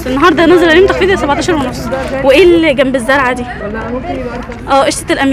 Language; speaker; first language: Arabic; native; Arabic